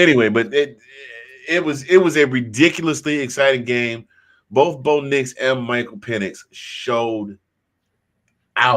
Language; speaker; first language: English; native; English